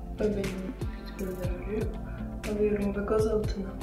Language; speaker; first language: Turkish; non-native, fluent; Russian